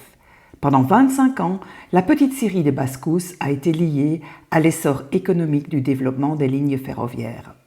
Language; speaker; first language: French; native; French